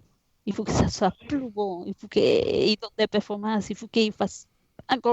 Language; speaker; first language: French; non-native, fluent; Spanish